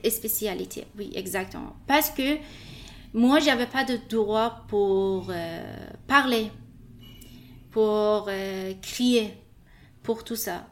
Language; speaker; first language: French; non-native, learner; Persian